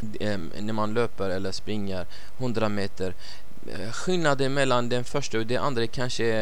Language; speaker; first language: Swedish; non-native, fluent; Arabic